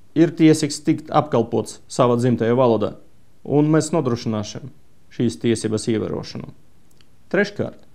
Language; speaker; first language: Latvian; non-native, local second language; Russian